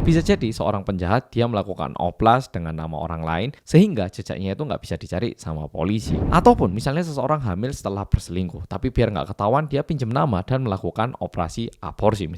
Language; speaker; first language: Indonesian; early bilingual, other home language; Korean